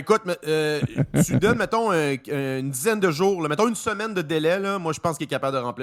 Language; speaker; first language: French; native; French